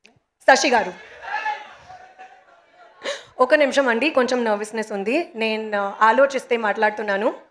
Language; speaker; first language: Telugu; non-native, local second language; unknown